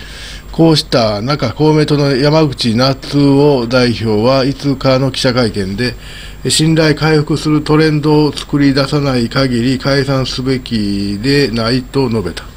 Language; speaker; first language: Japanese; native; Japanese